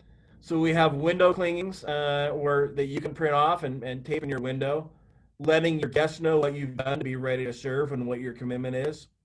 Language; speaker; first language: English; native; English